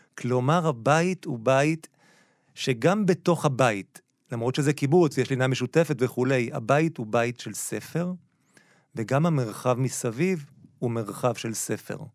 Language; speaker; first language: Hebrew; native; Hebrew